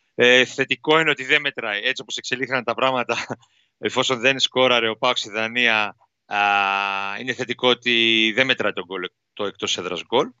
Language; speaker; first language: Greek; native; Greek